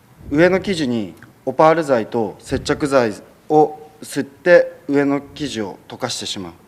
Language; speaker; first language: Japanese; native; Japanese